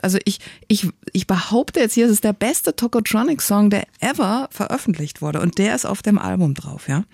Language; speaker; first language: German; native; German